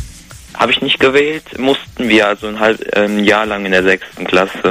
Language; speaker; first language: German; native; German